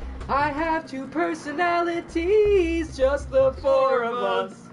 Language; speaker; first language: English; native; English